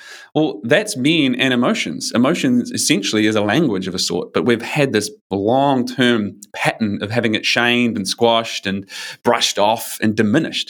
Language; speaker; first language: English; native; English